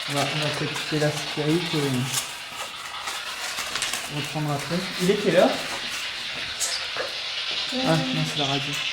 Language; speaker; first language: French; native; French